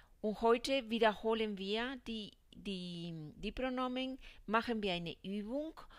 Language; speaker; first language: German; non-native, fluent; Spanish